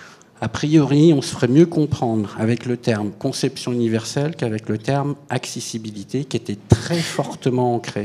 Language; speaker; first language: French; native; French